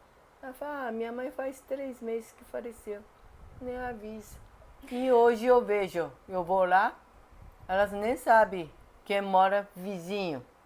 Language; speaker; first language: Portuguese; non-native, fluent; Japanese